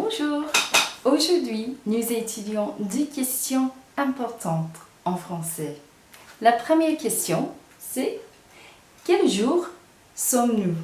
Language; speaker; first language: French; non-native, fluent; English